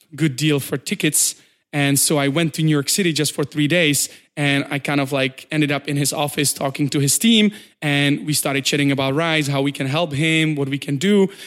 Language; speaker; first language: English; non-native, fluent; Czech